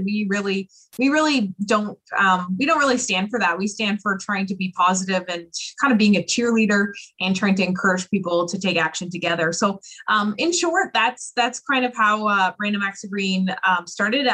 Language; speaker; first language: English; native; English